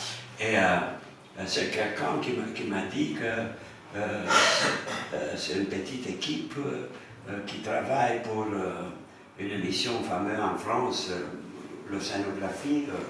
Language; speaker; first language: French; non-native, fluent; Romanian